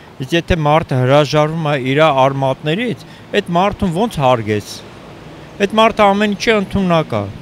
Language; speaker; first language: Armenian; native; Armenian